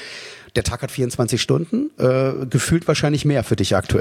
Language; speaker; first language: German; native; German